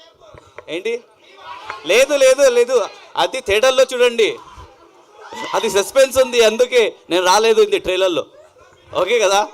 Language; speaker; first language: Telugu; non-native, learner; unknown